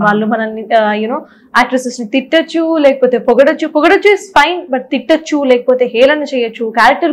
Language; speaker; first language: Telugu; native; Telugu